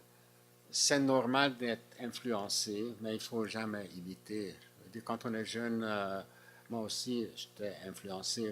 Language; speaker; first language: French; non-native, fluent; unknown